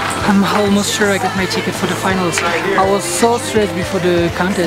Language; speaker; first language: English; non-native, fluent; French